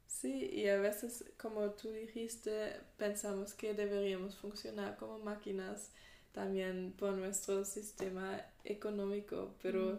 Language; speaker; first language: Spanish; non-native, fluent; German